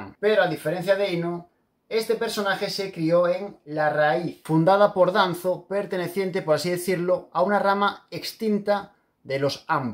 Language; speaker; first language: Spanish; native; Spanish